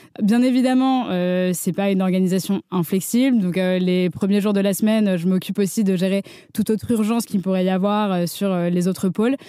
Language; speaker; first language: French; native; French